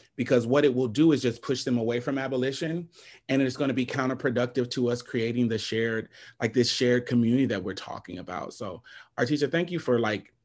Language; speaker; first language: English; native; English